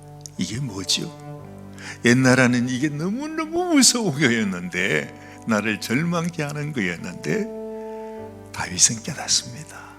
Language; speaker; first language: Korean; native; Korean